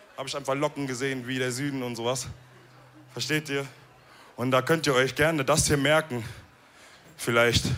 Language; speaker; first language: German; early bilingual, other home language; Wolof